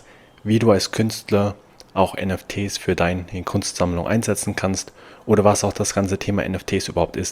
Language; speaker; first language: German; native; German